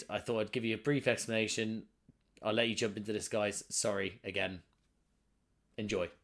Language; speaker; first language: English; native; English